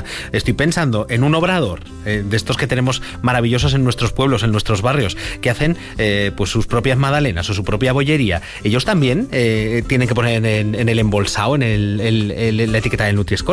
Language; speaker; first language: Spanish; native; Spanish